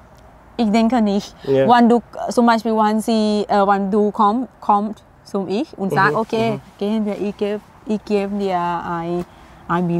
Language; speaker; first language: German; non-native, learner; Thai